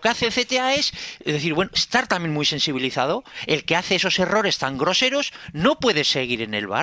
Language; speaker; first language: Spanish; native; Spanish